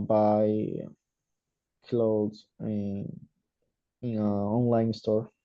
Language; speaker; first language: English; non-native, learner; Spanish